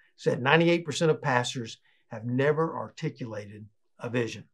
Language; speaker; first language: English; native; English